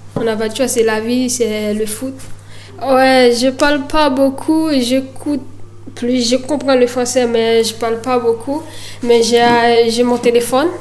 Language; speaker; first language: French; native; French